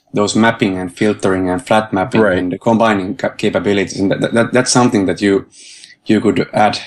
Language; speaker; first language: English; non-native, fluent; Finnish